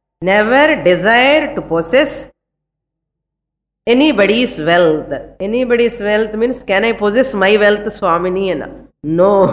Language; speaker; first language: English; non-native, local second language; Tamil